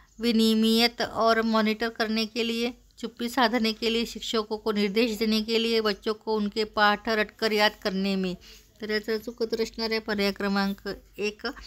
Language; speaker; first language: Hindi; non-native, local second language; Marathi